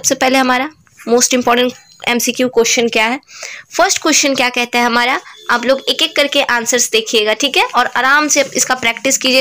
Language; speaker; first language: Hindi; native; Hindi